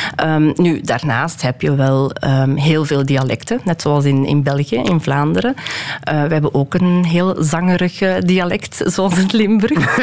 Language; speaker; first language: Dutch; early bilingual, other home language; Persian